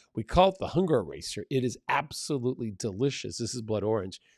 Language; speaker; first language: English; early bilingual, other home language; Spanish